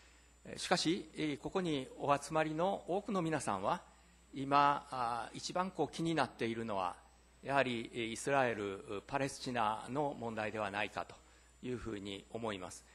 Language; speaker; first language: Japanese; native; Japanese